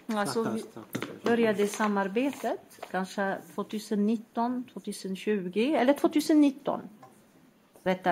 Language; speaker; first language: Swedish; non-native, fluent; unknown